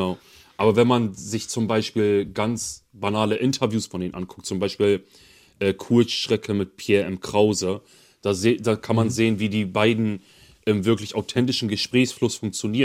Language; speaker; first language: German; early bilingual, other home language; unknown